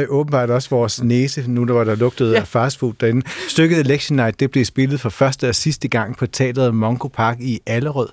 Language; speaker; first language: Danish; native; Danish